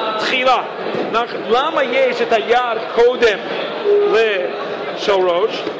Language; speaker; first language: Hebrew; non-native, fluent; English